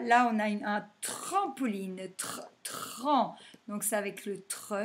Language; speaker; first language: French; native; French